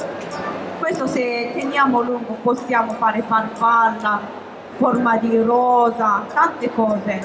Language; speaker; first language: Italian; non-native, fluent; Japanese